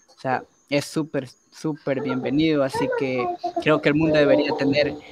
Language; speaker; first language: Spanish; native; Spanish